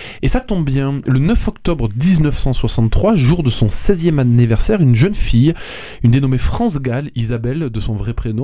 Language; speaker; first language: French; native; French